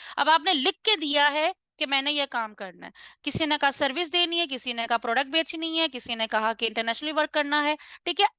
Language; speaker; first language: Urdu; non-native, local second language; Punjabi